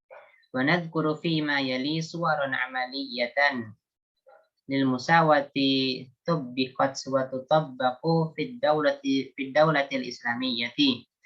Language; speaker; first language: Arabic; non-native, learner; Indonesian